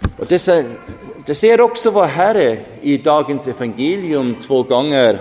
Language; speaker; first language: Swedish; non-native, fluent; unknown